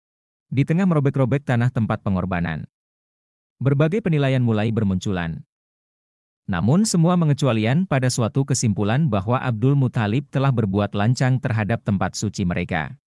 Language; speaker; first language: Indonesian; native; Indonesian